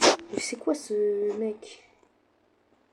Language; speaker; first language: French; native; French